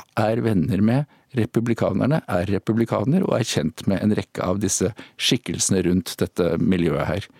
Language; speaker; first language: Norwegian; native; Norwegian